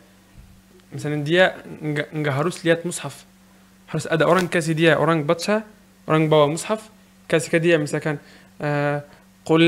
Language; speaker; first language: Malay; non-native, learner; Arabic